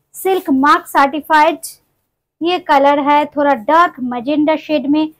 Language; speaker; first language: Hindi; non-native, local second language; Bangla